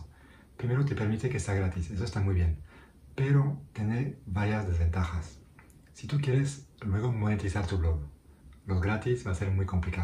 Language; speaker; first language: Spanish; non-native, fluent; French